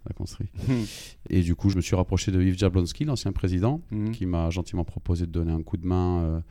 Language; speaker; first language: French; native; French